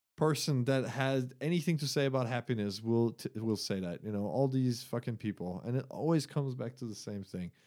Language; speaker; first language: English; non-native, fluent; German